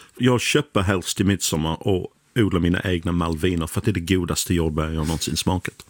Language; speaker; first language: Swedish; non-native, fluent; English